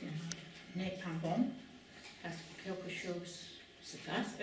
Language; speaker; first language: French; non-native, learner; English